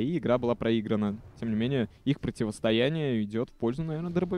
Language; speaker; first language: Russian; native; Russian